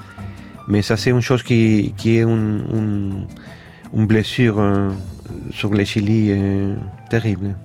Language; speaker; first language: French; non-native, fluent; Spanish